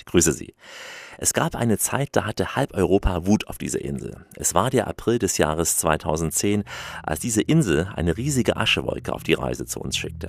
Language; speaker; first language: German; native; German